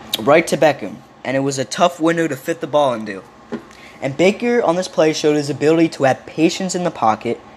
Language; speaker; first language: English; native; English